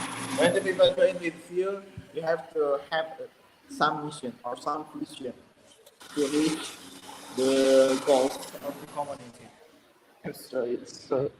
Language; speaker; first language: English; non-native, learner; Indonesian